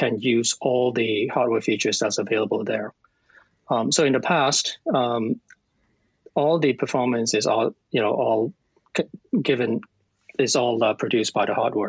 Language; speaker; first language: English; non-native, local second language; Cantonese